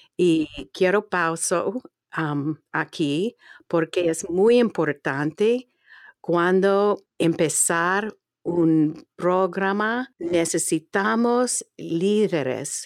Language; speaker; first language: Spanish; non-native, fluent; English